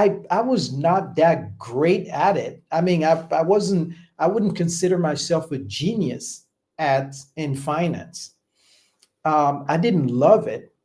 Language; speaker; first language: English; non-native, fluent; French